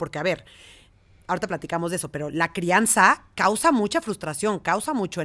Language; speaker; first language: Spanish; native; Spanish